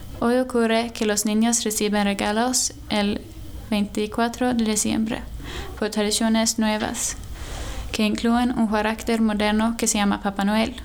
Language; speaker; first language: Spanish; non-native, learner; Swedish